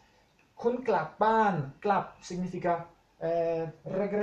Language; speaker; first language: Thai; non-native, fluent; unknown